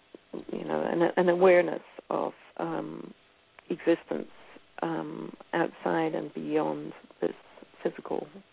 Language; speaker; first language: English; native; English